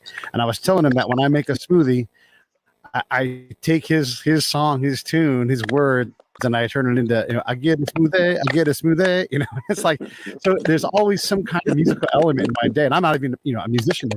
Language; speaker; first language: English; native; English